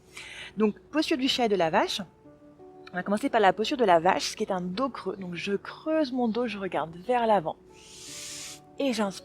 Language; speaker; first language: French; native; French